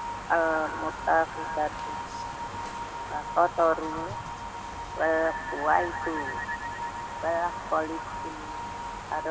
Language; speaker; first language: Arabic; non-native, learner; Indonesian